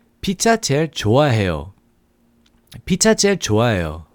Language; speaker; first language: Korean; non-native, fluent; English